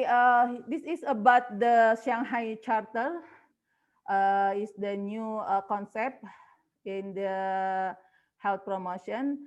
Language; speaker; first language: English; non-native, learner; Indonesian